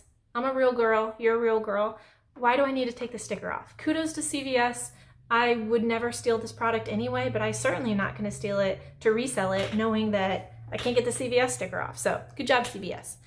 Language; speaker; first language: English; native; English